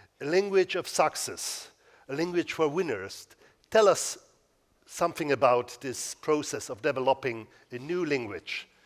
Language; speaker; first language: English; non-native, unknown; Hungarian